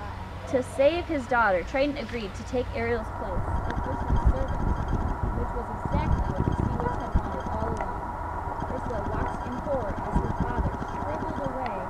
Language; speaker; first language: English; native; English